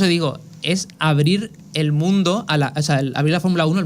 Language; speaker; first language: Spanish; native; Spanish